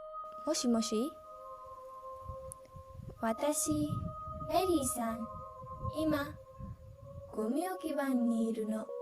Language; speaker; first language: Japanese; non-native, fluent; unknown